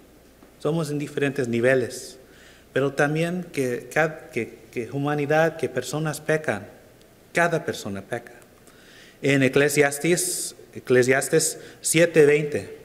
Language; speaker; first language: Spanish; non-native, fluent; English